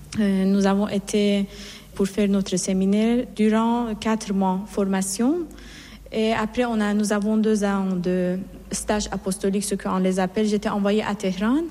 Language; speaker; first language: French; non-native, fluent; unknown